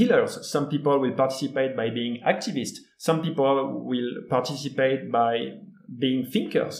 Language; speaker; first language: English; non-native, fluent; French